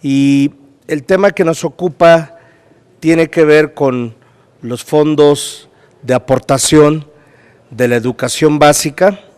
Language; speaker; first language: Spanish; native; Spanish